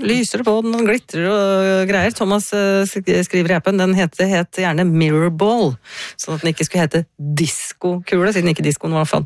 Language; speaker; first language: Norwegian; native; Norwegian